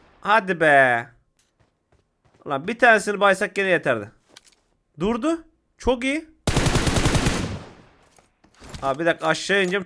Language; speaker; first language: Turkish; native; Turkish